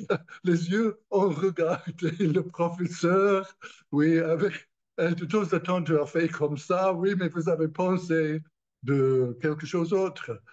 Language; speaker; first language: French; non-native, learner; English